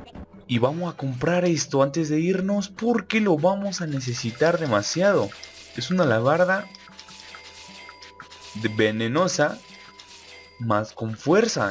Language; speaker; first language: Spanish; native; Spanish